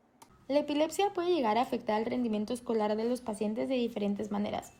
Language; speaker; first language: Spanish; native; Spanish